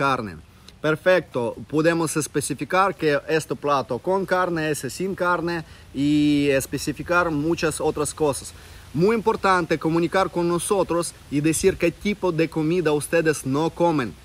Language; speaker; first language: Spanish; non-native, fluent; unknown